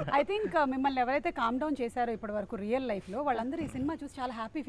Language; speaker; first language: Telugu; native; Telugu